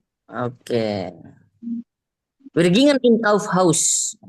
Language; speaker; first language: German; non-native, learner; Indonesian